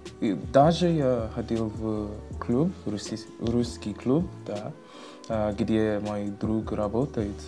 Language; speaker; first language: Russian; non-native, learner; English